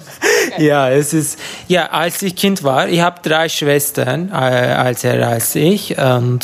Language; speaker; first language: German; non-native, learner; Turkish